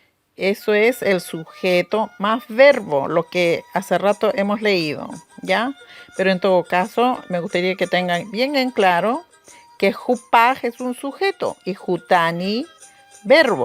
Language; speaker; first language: Spanish; non-native, local second language; Aymara